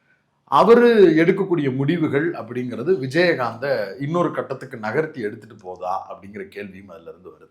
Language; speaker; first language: Tamil; native; Tamil